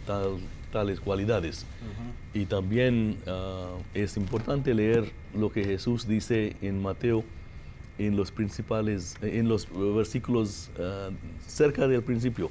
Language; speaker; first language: Spanish; non-native, fluent; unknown